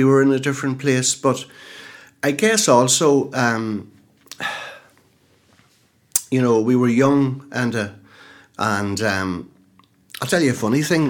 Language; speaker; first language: English; native; English